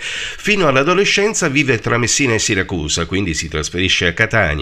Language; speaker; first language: Italian; native; Italian